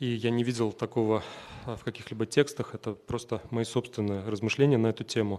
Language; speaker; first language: Russian; native; Russian